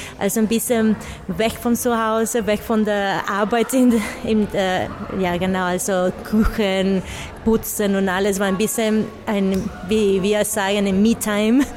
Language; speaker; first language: German; non-native, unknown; Spanish